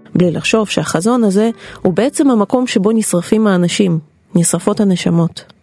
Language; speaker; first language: Hebrew; non-native, fluent; Russian